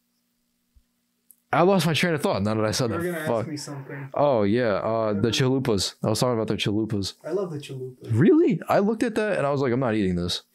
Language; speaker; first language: English; native; English